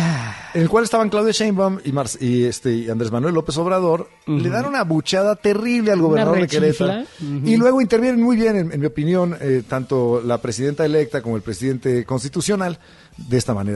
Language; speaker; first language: Spanish; native; Spanish